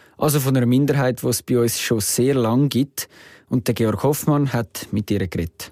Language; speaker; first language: German; native; German